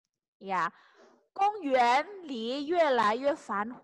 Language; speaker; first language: Chinese; non-native, fluent; Indonesian